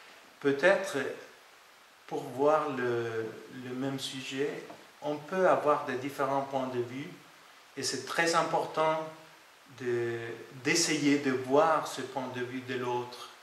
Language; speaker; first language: French; non-native, fluent; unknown